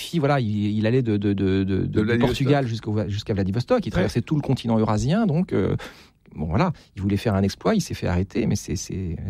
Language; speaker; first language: French; native; French